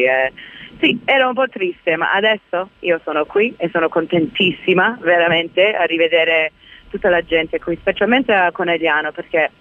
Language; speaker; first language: Italian; early bilingual, heritage; Italian